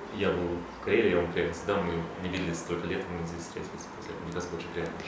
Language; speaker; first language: Russian; non-native, fluent; Lithuanian